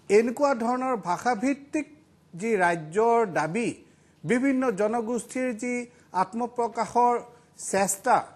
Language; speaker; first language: Assamese; native; Assamese